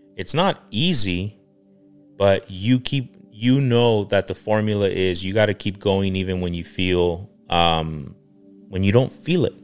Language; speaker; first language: English; early bilingual, other home language; Spanish